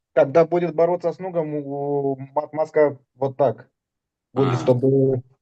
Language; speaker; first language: Russian; non-native, fluent; Romanian